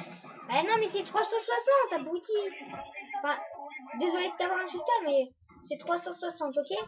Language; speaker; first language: French; native; French